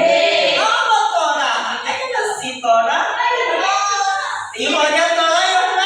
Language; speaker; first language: English; non-native, learner; Indonesian